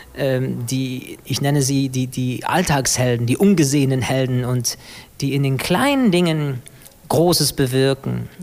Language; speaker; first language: German; early bilingual, other home language; English